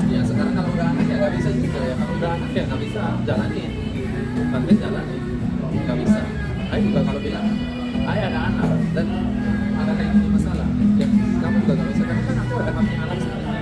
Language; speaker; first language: Indonesian; non-native, learner; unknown